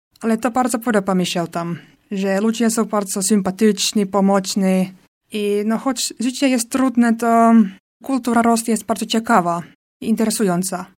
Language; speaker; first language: Polish; non-native, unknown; Finnish